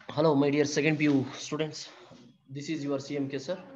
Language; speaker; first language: English; non-native, local second language; Kannada